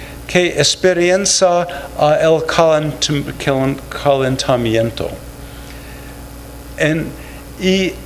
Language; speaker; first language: Spanish; non-native, fluent; English